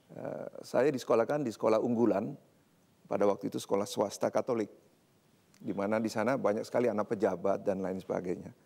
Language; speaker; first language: Indonesian; native; Indonesian